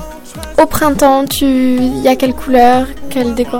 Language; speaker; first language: French; native; French